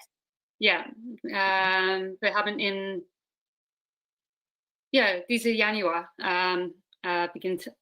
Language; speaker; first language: German; non-native, learner; English